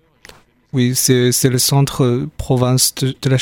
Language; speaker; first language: French; non-native, fluent; Chinese